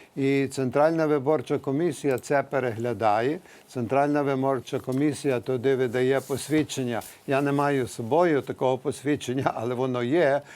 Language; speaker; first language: Ukrainian; early bilingual, heritage; Ukrainian